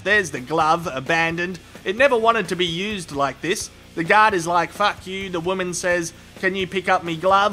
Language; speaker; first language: English; native; English